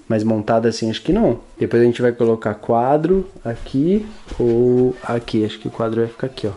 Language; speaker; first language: Portuguese; native; Portuguese